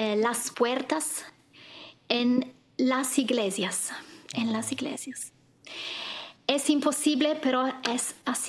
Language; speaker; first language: Spanish; non-native, fluent; Italian